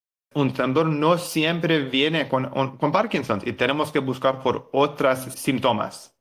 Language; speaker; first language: Spanish; non-native, fluent; English